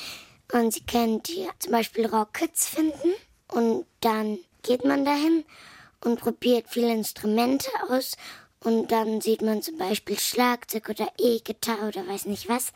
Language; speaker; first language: German; early bilingual, other home language; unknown